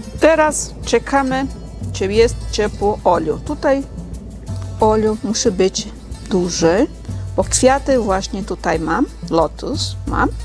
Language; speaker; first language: Polish; non-native, learner; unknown